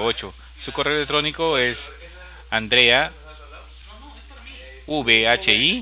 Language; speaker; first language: Spanish; native; Spanish